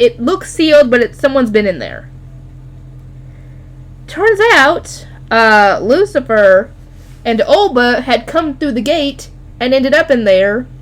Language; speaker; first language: English; native; English